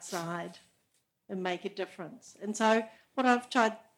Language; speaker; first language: English; native; English